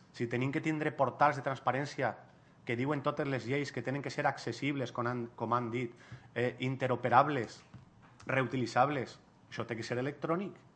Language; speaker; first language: Catalan; non-native, local second language; Spanish